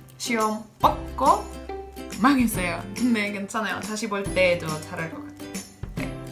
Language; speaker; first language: Korean; non-native, learner; English